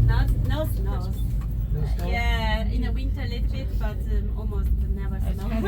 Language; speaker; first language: English; non-native, learner; Chinese